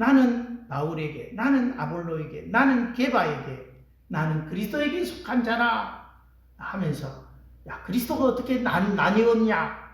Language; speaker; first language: Korean; native; Korean